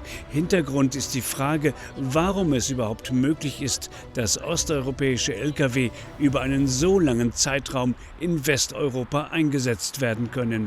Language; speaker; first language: German; native; German